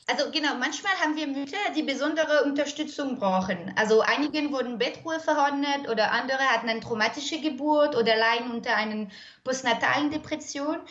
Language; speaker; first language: German; non-native, fluent; French